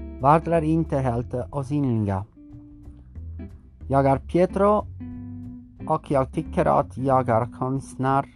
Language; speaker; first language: Swedish; non-native, learner; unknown